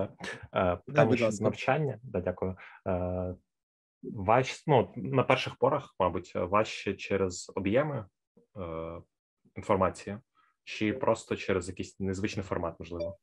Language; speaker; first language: Ukrainian; native; Ukrainian